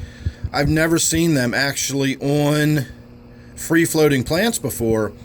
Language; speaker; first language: English; native; English